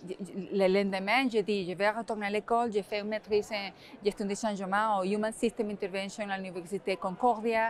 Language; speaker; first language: French; non-native, fluent; Spanish